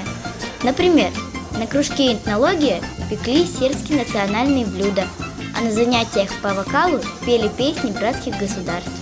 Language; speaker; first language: Russian; native; Russian